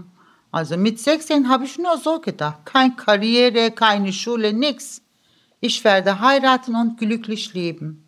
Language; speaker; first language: German; early bilingual, other home language; Turkish